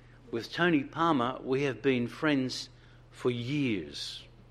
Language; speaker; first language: English; non-native, fluent; Italian